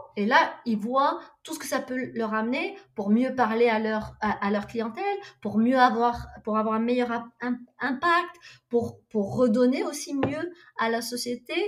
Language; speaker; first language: French; non-native, local second language; Arabic